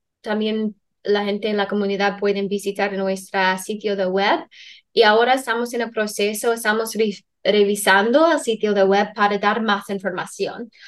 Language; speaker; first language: Spanish; non-native, fluent; English